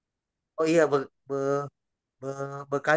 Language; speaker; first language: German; non-native, learner; Indonesian